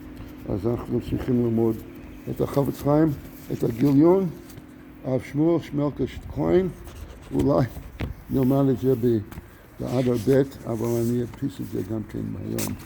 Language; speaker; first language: Hebrew; non-native, fluent; English